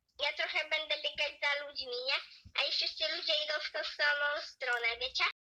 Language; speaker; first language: Polish; native; Polish